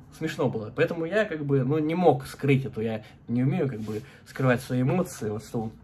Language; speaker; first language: Russian; native; Russian